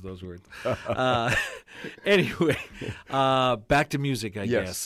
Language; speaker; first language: English; non-native, fluent; Ukrainian